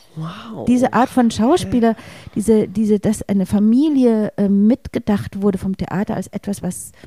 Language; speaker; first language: German; native; German